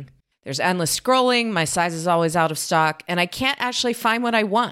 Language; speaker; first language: English; native; English